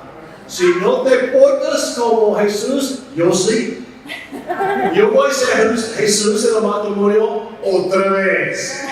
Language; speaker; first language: Spanish; non-native, fluent; English